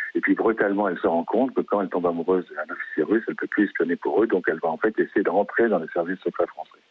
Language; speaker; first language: French; native; French